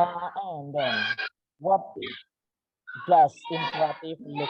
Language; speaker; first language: English; non-native, fluent; Indonesian